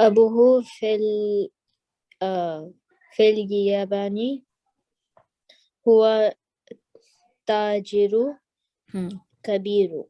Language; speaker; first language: Arabic; non-native, learner; English